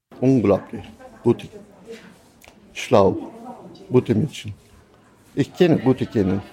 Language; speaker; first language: German; non-native, learner; Turkish